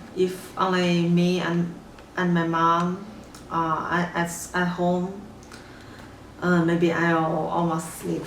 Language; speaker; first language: English; non-native, learner; Chinese